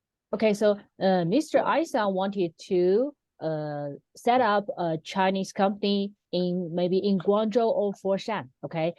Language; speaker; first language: English; non-native, fluent; Chinese